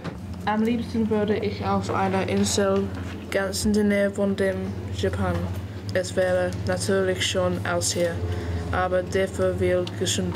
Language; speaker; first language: German; non-native, learner; English